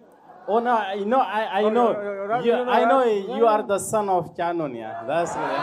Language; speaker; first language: English; non-native, learner; Arabic